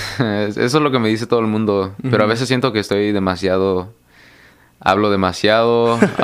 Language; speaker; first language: Spanish; early bilingual, heritage; Spanish